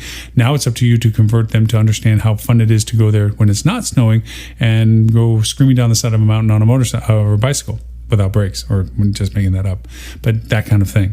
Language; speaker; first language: English; native; English